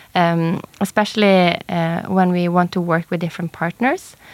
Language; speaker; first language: English; non-native, fluent; Norwegian